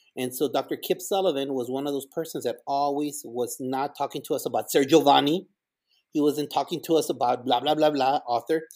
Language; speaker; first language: English; early bilingual, other home language; Spanish